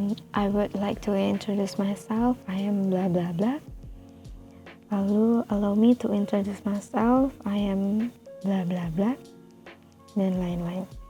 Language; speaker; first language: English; non-native, fluent; Indonesian